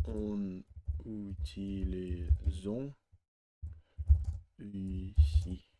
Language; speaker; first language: French; non-native, learner; Russian